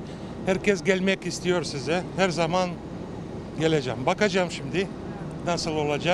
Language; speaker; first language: Turkish; non-native, learner; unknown